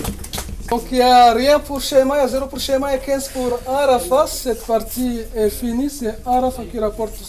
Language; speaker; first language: French; non-native, local second language; Comorian